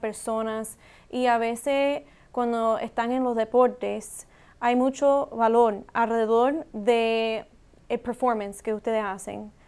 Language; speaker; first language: Spanish; non-native, learner; English